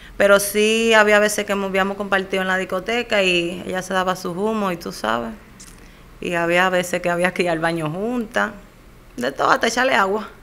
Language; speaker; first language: Spanish; native; Spanish